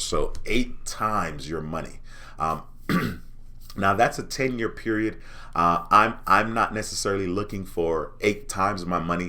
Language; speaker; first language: English; native; English